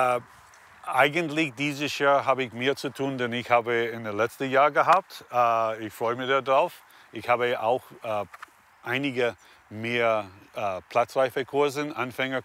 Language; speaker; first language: German; native; German